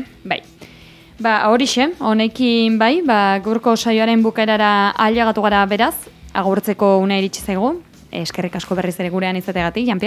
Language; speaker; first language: Basque; native; Basque